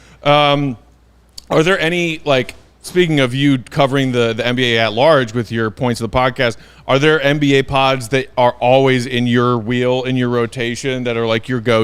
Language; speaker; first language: English; native; English